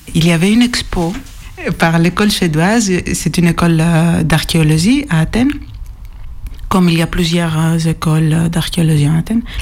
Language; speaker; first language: French; non-native, fluent; Greek